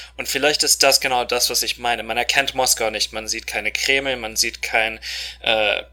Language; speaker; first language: German; non-native, fluent; Russian